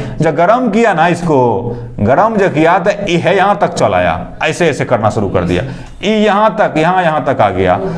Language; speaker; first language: Hindi; native; Hindi